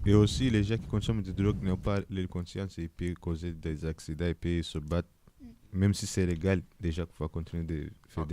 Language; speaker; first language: French; non-native, learner; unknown